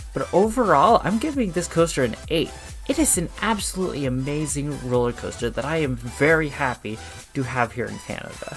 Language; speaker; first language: English; native; English